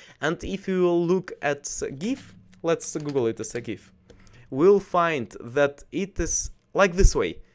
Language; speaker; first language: English; non-native, learner; Russian